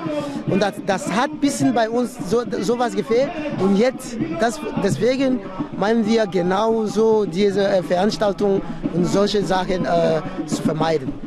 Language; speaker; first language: German; non-native, fluent; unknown